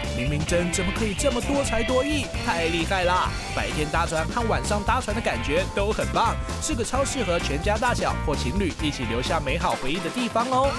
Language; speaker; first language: Chinese; native; Chinese